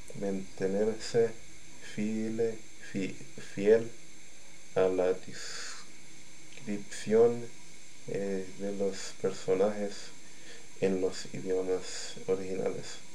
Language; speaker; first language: Spanish; non-native, learner; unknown